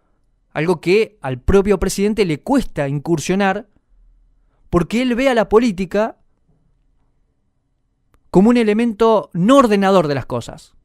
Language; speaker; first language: Spanish; native; Spanish